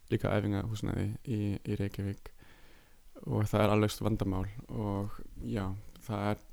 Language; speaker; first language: Icelandic; non-native, fluent; German